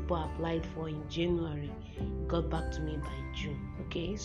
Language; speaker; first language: English; non-native, local second language; Igbo